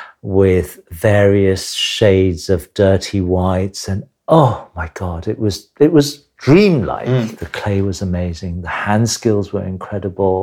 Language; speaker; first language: English; non-native, local second language; Cantonese